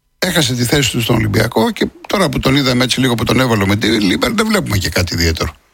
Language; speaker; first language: Greek; native; Greek